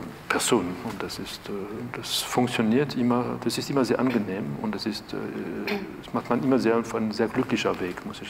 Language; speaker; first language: German; non-native, fluent; French